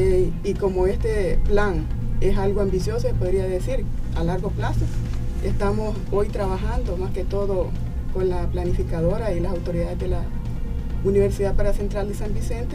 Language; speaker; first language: Spanish; native; Spanish